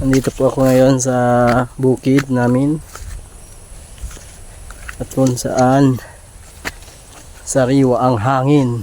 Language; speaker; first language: Filipino; non-native, local second language; Bikol